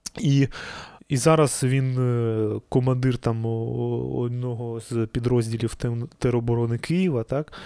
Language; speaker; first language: Ukrainian; native; Ukrainian